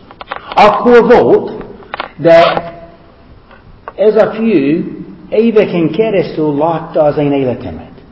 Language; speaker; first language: Hungarian; non-native, fluent; English